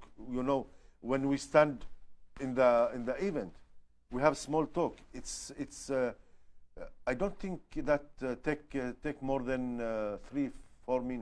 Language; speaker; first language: English; non-native, learner; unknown